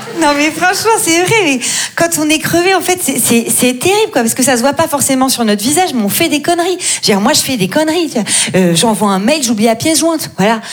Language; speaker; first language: French; native; French